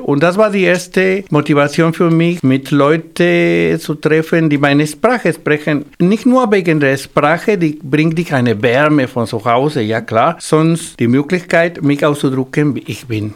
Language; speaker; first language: German; non-native, fluent; Spanish